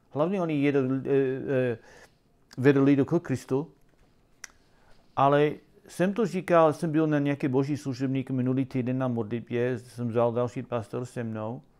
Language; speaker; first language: Czech; non-native, learner; English